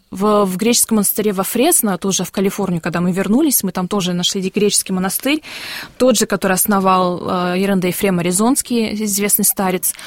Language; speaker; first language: Russian; early bilingual, heritage; Russian